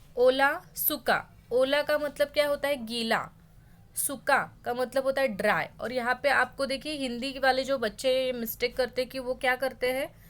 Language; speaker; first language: Hindi; non-native, local second language; Marathi